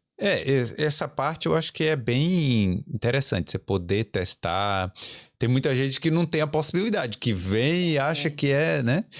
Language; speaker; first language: Portuguese; native; Portuguese